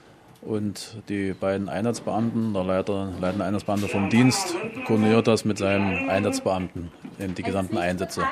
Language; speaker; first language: German; native; German